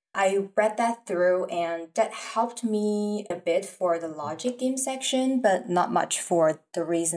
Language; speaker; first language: English; non-native, fluent; Chinese